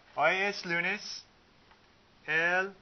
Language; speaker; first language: Spanish; non-native, fluent; English